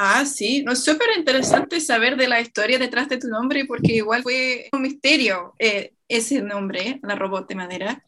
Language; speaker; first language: Spanish; non-native, fluent; English